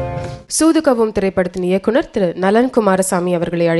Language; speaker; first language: Tamil; native; Tamil